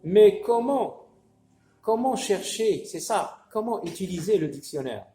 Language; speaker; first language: French; non-native, local second language; Arabic